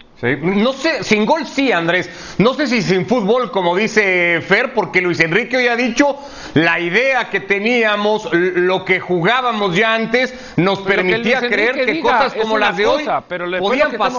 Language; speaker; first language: Spanish; native; Spanish